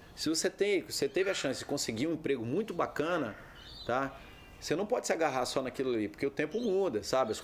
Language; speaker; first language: Portuguese; native; Portuguese